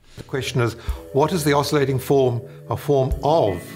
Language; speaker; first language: English; native; English